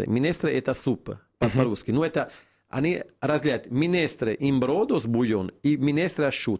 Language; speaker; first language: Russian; non-native, fluent; Italian